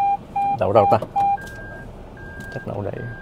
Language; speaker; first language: Vietnamese; native; Vietnamese